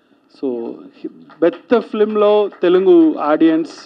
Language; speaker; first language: Telugu; non-native, learner; Tamil